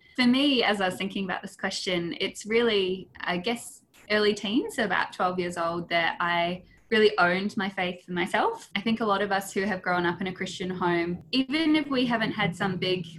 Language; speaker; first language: English; native; English